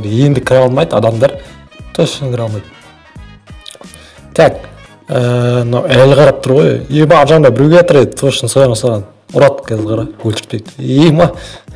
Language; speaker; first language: Kazakh; native; Kazakh